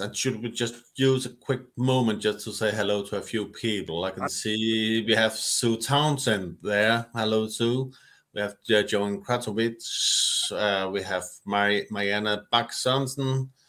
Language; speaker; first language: English; non-native, fluent; Danish